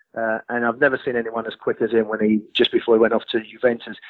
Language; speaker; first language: English; native; English